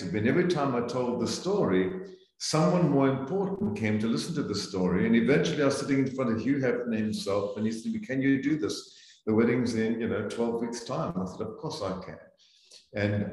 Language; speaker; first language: English; native; English